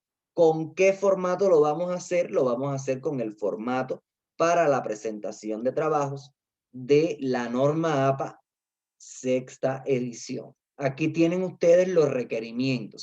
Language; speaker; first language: Spanish; native; Spanish